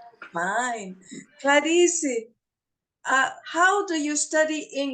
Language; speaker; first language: English; non-native, fluent; Portuguese